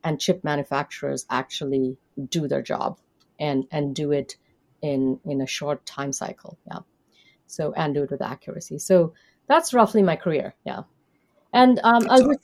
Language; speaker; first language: English; non-native, local second language; Hindi